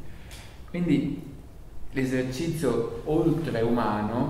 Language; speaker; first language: Italian; native; Italian